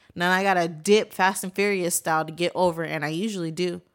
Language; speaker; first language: English; native; English